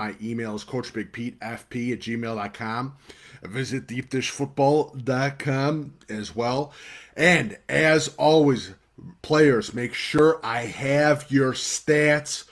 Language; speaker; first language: English; native; English